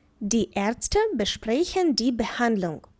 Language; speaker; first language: German; non-native, fluent; Ukrainian